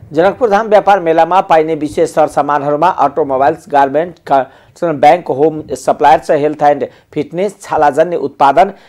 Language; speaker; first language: Nepali; non-native, local second language; Maithili